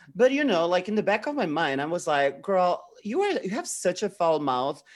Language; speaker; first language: English; non-native, fluent; Portuguese